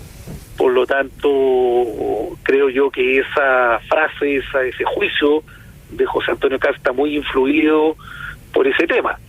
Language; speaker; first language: Spanish; native; Spanish